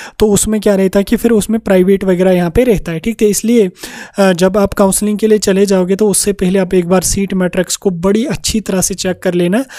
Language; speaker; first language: Hindi; non-native, local second language; Kashmiri